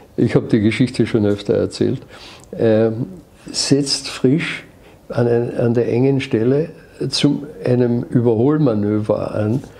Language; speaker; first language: German; native; German